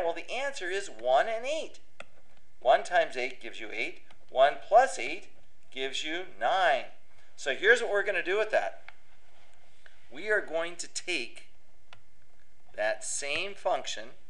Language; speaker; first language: English; native; English